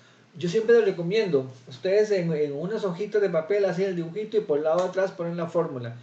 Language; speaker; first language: Spanish; native; Spanish